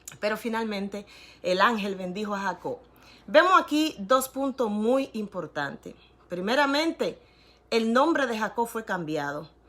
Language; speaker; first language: Spanish; native; Spanish